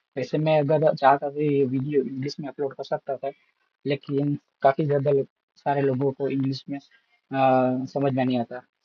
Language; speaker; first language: Hindi; non-native, local second language; Gujarati